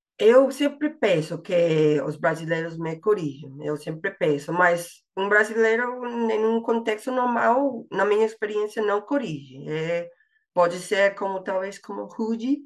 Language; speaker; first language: Portuguese; non-native, fluent; English